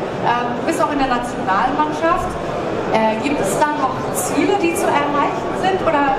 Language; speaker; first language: German; native; German